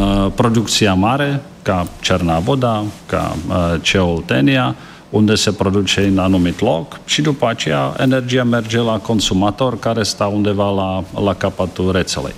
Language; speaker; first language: Romanian; non-native, learner; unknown